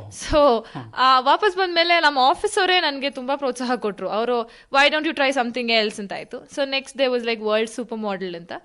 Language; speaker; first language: Kannada; native; Kannada